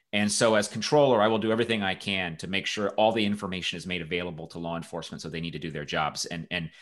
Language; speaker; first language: English; native; English